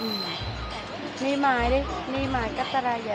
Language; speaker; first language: Japanese; non-native, learner; Vietnamese